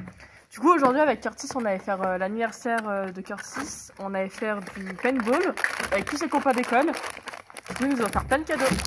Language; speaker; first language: French; native; French